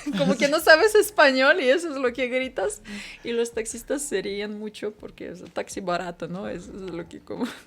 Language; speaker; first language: Spanish; non-native, fluent; Ukrainian